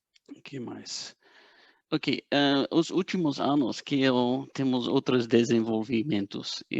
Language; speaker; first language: Portuguese; non-native, fluent; Dutch